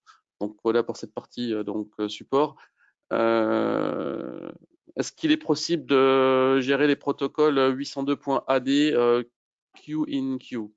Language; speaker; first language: French; native; French